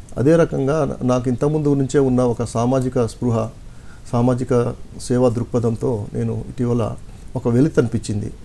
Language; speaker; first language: Telugu; non-native, local second language; Lambadi